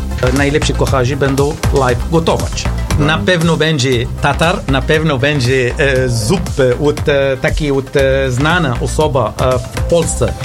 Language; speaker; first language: Polish; non-native, learner; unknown